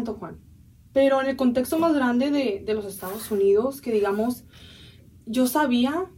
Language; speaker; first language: Spanish; early bilingual, heritage; Spanish